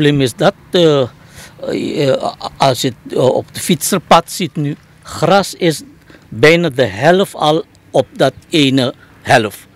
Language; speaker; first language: Dutch; non-native, local second language; Caribbean Hindustani